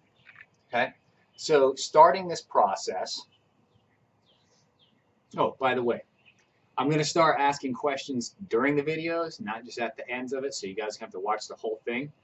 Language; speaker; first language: English; native; English